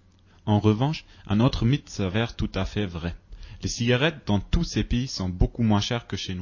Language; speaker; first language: French; native; French